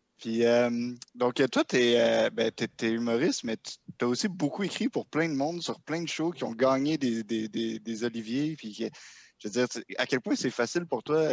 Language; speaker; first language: French; native; French